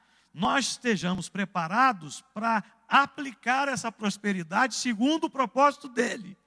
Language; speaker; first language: Portuguese; native; Portuguese